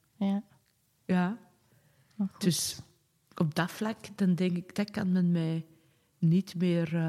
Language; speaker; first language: Dutch; native; Dutch